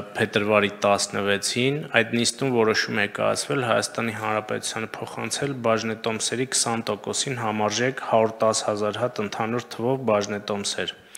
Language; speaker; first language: Armenian; native; Armenian